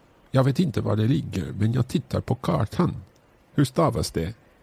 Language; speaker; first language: Swedish; non-native, learner; English